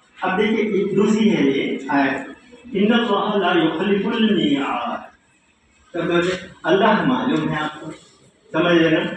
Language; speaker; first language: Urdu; native; Urdu